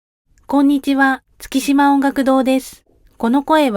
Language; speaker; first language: Japanese; native; Japanese